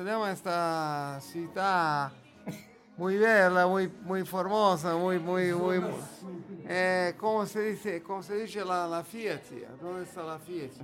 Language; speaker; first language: Italian; non-native, learner; Portuguese